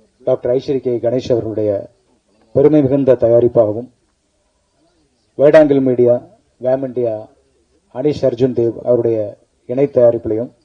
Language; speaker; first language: Tamil; native; Tamil